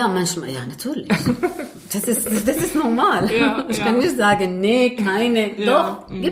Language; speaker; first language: German; non-native, learner; Arabic